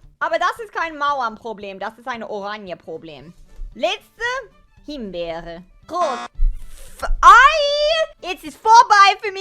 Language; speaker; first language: German; non-native, learner; English